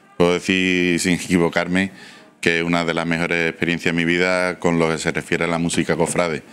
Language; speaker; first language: Spanish; native; Spanish